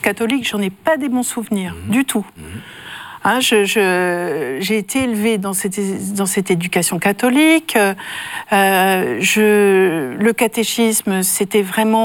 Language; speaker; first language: French; native; French